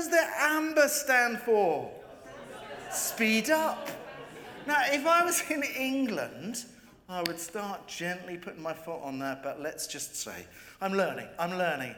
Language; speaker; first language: English; native; English